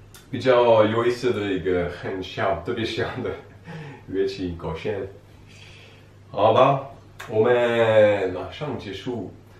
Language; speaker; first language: Chinese; non-native, fluent; French